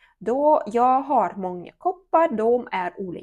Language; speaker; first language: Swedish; non-native, fluent; Ukrainian